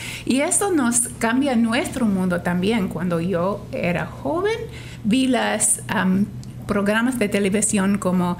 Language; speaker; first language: Spanish; non-native, fluent; English